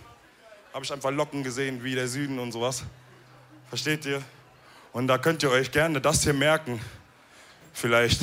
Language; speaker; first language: German; early bilingual, other home language; Wolof